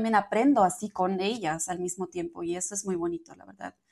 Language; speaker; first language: Spanish; non-native, fluent; German